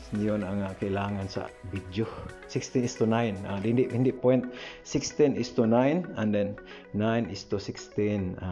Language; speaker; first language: Filipino; non-native, local second language; Cebuano